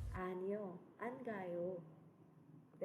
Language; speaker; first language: Korean; non-native, fluent; Cebuano